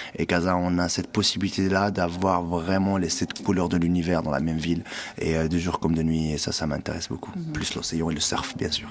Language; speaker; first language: French; non-native, local second language; Arabic